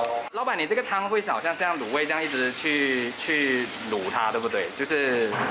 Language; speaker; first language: Chinese; native; Chinese